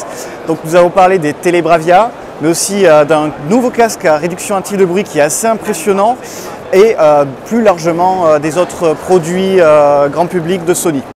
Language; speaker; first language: French; native; French